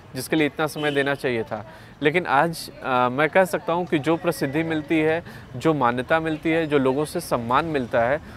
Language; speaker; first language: Hindi; native; Hindi